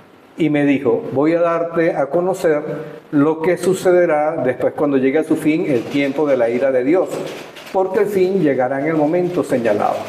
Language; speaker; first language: Spanish; native; Spanish